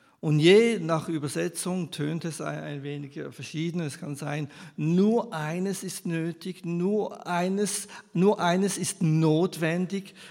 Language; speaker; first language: German; non-native, local second language; French